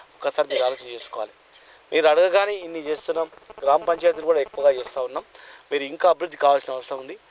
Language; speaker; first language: Telugu; native; Telugu